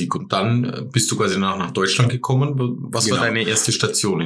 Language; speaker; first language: German; native; German